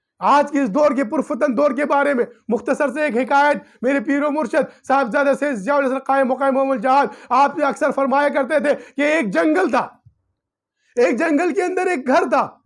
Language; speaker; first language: Urdu; non-native, local second language; Pashto